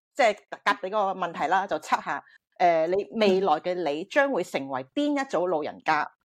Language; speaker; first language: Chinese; non-native, local second language; Cantonese